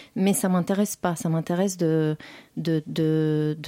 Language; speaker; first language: French; non-native, fluent; Romanian